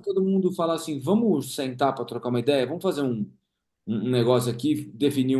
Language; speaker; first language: Portuguese; native; Portuguese